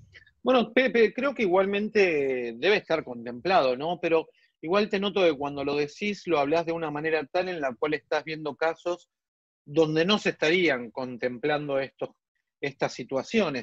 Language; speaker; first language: Spanish; native; Spanish